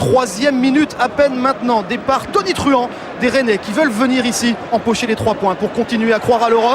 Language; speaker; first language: French; native; French